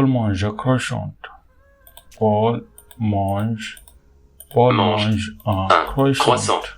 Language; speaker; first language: French; non-native, learner; Hindi